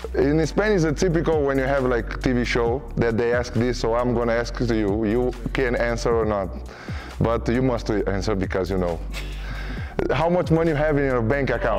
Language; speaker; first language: English; non-native, learner; Portuguese